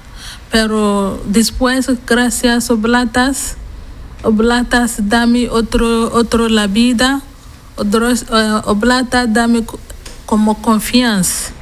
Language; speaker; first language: Spanish; non-native, learner; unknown